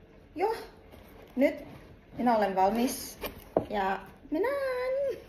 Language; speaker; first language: Finnish; non-native, learner; Filipino